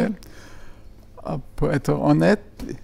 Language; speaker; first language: French; non-native, fluent; German